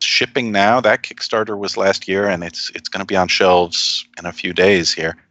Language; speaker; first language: English; native; English